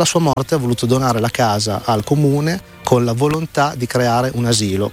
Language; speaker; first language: Italian; native; Italian